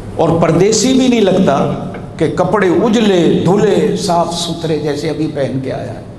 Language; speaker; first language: Urdu; non-native, local second language; Punjabi